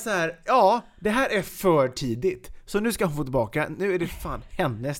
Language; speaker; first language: Swedish; native; Swedish